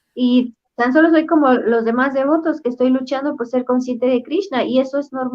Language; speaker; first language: Spanish; native; Spanish